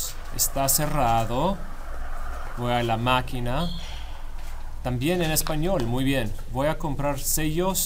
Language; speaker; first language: Spanish; non-native, fluent; English